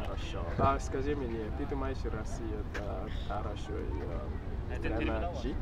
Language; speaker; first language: Russian; non-native, learner; English